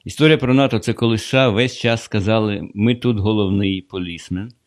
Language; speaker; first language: Ukrainian; non-native, local second language; Russian